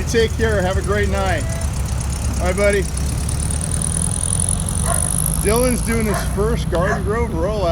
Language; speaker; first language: English; native; English